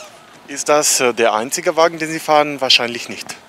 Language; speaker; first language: German; non-native, fluent; Slovenian